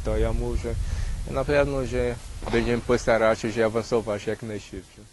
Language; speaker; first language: Polish; non-native, learner; Portuguese